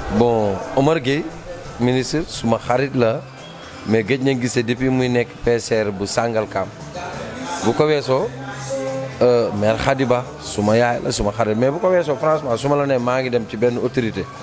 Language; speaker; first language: Wolof; non-native, local second language; Fula